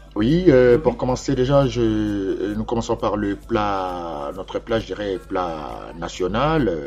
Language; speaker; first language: French; non-native, local second language; Lingala